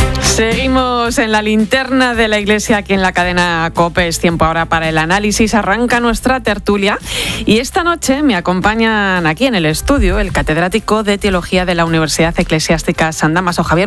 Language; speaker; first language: Spanish; native; Spanish